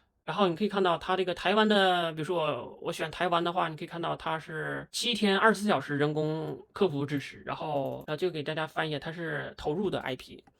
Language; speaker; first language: Chinese; native; Chinese